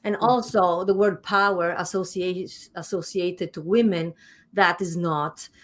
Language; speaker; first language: English; non-native, fluent; Italian